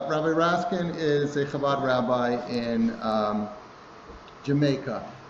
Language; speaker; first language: English; native; English